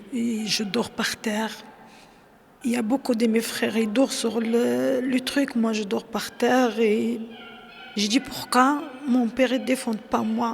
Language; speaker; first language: French; non-native, learner; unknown